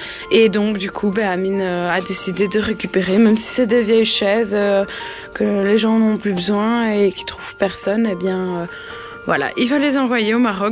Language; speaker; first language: French; native; French